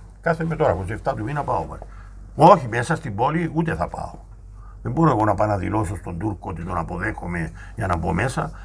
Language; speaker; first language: Greek; native; Greek